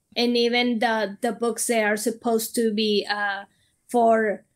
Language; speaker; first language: English; non-native, fluent; Spanish